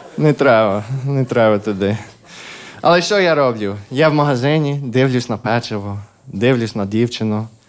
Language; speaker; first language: Ukrainian; non-native, fluent; English